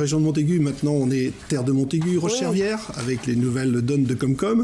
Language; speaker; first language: French; native; French